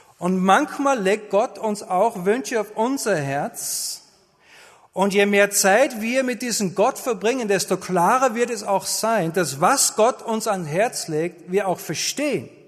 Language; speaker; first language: German; native; German